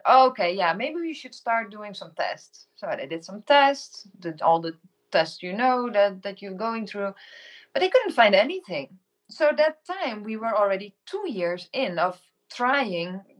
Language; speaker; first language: English; non-native, fluent; Dutch